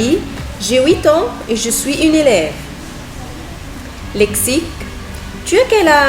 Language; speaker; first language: French; non-native, fluent; Arabic